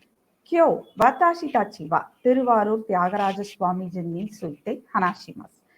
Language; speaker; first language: Japanese; non-native, learner; Tamil